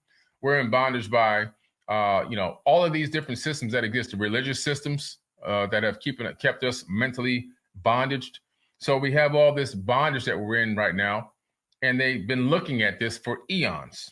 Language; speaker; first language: English; native; English